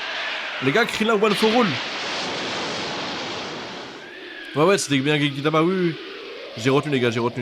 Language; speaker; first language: French; native; French